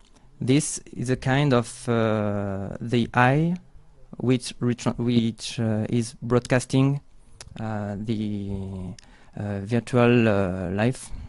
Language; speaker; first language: English; non-native, learner; French